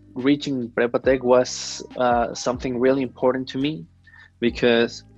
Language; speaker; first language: English; non-native, fluent; Spanish